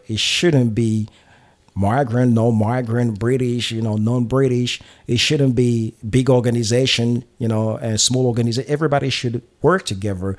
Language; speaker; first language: English; non-native, fluent; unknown